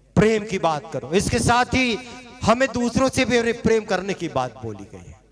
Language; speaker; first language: Hindi; non-native, local second language; Marathi